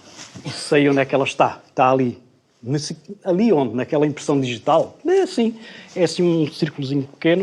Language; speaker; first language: Portuguese; native; Portuguese